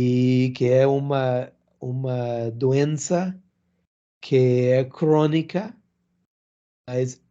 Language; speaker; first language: Portuguese; non-native, learner; English